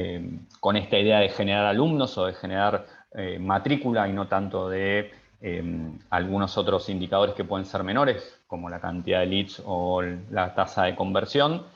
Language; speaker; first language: Spanish; native; Spanish